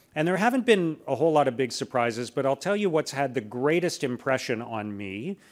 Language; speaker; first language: English; native; English